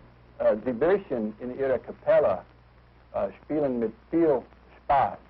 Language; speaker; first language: German; non-native, learner; English